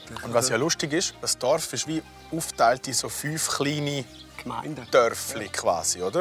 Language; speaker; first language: German; native; German